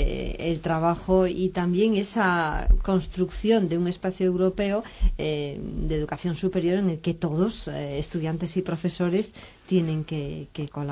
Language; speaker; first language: Spanish; native; Spanish